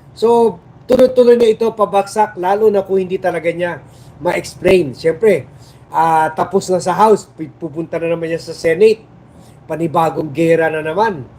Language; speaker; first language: Filipino; non-native, local second language; Chavacano